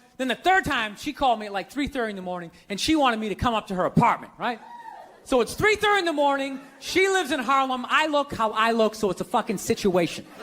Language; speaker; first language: English; native; English